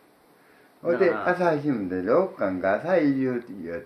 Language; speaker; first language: Japanese; native; Japanese